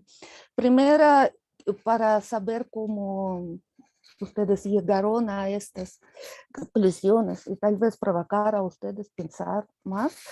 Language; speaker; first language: Spanish; non-native, learner; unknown